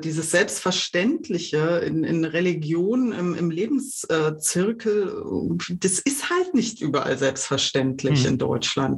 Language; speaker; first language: German; native; German